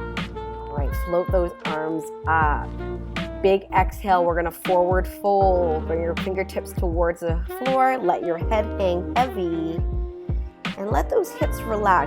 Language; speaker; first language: English; native; English